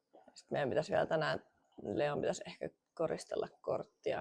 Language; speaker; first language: Finnish; native; Finnish